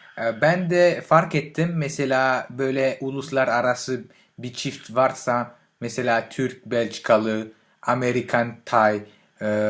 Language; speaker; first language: Turkish; non-native, learner; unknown